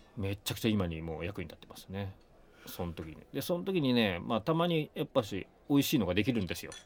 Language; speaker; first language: Japanese; native; Japanese